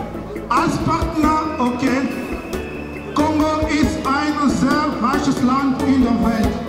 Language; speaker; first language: German; non-native, fluent; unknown